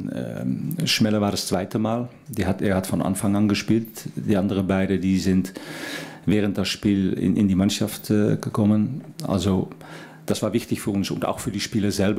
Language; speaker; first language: German; non-native, fluent; Dutch